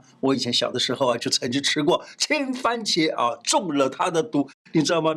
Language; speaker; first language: Chinese; native; Chinese